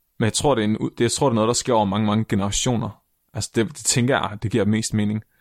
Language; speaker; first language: Danish; native; Danish